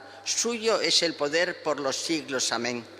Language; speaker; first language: Spanish; native; Spanish